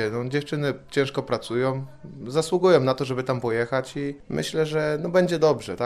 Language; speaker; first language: Polish; native; Polish